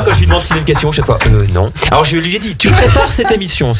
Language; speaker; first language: French; native; French